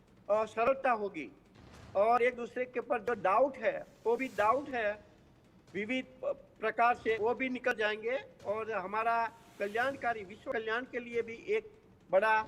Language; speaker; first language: Hindi; non-native, local second language; Gujarati